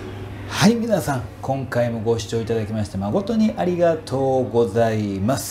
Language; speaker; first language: Japanese; native; Japanese